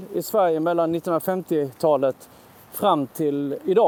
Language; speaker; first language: Swedish; native; Swedish